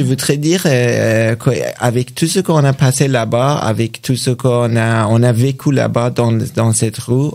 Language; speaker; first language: French; non-native, learner; Persian